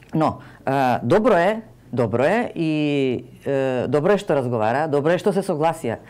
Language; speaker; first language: Macedonian; non-native, local second language; Serbian